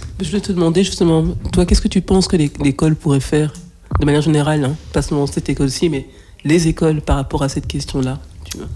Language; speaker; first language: French; native; French